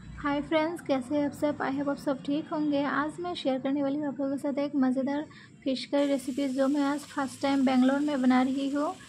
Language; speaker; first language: Hindi; non-native, local second language; Bangla